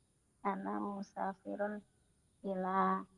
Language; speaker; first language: Arabic; non-native, learner; Indonesian